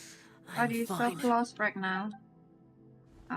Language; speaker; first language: English; non-native, learner; Vietnamese